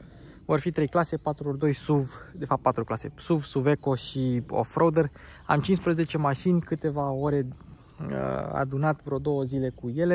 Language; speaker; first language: Romanian; native; Romanian